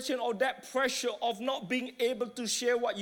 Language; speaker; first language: English; non-native, fluent; Indonesian